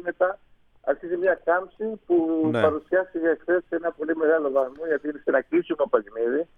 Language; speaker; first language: Greek; non-native, fluent; Spanish